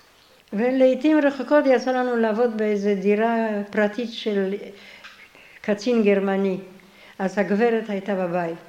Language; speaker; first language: Hebrew; non-native, fluent; Polish